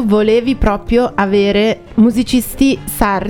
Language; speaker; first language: Italian; native; Italian